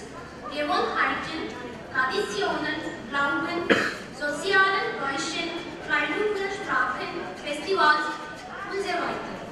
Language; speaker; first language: German; non-native, fluent; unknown